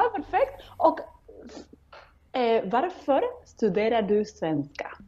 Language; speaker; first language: Swedish; non-native, fluent; Spanish